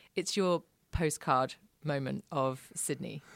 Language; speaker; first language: English; native; English